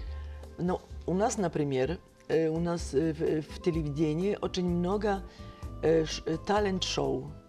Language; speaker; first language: Russian; non-native, fluent; Polish